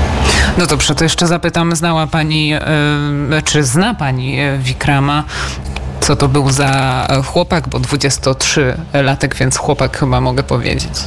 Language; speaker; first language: Polish; native; Polish